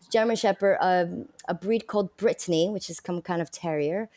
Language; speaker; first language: English; early bilingual, other home language; Spanish